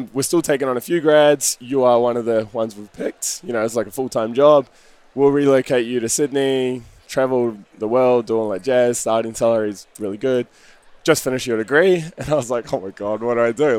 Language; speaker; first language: English; native; English